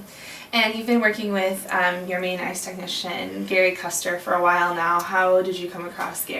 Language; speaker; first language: English; native; English